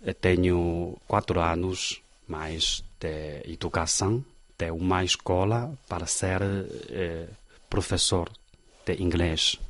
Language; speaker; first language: Portuguese; non-native, learner; Chinese